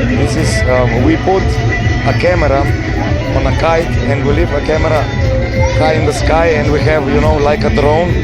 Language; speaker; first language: English; non-native, fluent; Slovenian